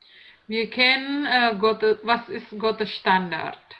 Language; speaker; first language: German; non-native, learner; Indonesian